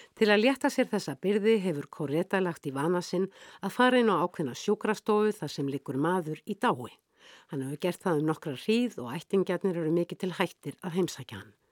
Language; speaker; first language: Icelandic; native; Icelandic